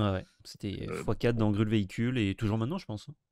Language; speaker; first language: French; native; French